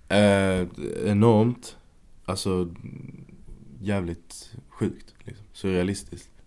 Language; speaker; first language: Swedish; early bilingual, other home language; Arabic